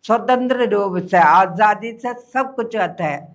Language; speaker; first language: Hindi; non-native, local second language; Malayalam